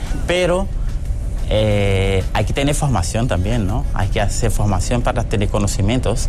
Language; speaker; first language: Spanish; non-native, fluent; Portuguese